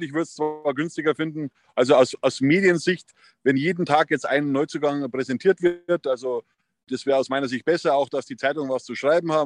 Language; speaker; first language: German; native; German